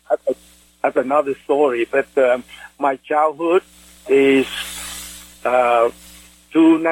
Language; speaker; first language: English; non-native, fluent; Vietnamese